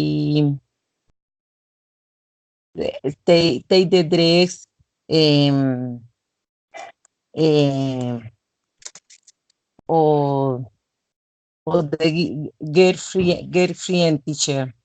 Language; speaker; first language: English; non-native, learner; Spanish